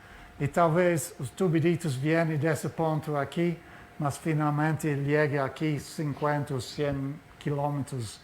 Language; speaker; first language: Portuguese; non-native, learner; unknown